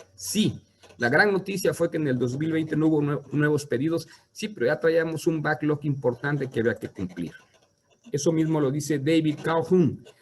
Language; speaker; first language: Spanish; native; Spanish